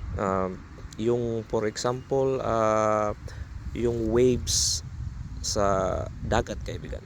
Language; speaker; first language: Filipino; non-native, local second language; Cebuano